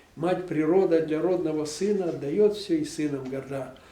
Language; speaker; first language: Russian; non-native, local second language; Ukrainian